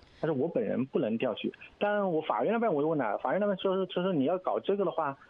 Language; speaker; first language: Chinese; native; Chinese